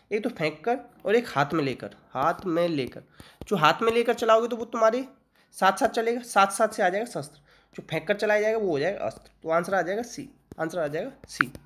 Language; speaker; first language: Hindi; native; Hindi